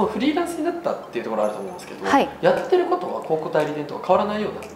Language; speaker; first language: Japanese; native; Japanese